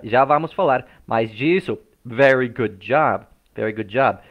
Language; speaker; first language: Portuguese; non-native, fluent; English